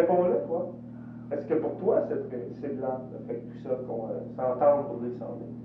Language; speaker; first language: French; native; French